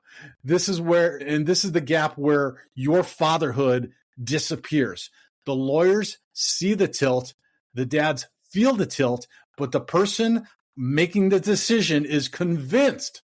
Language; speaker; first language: English; native; English